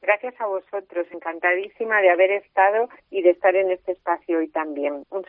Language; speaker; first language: Spanish; native; Spanish